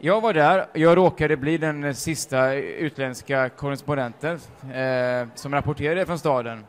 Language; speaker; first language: Swedish; native; Swedish